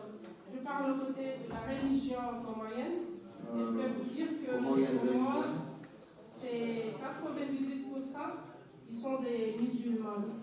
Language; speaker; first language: French; non-native, local second language; Comorian